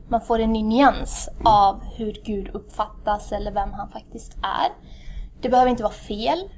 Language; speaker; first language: Swedish; early bilingual, other home language; Tigrinya